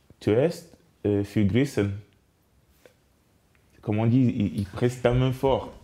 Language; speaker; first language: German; non-native, learner; French